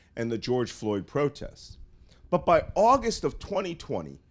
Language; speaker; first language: English; native; English